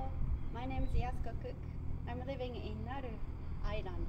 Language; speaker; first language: English; non-native, local second language; Japanese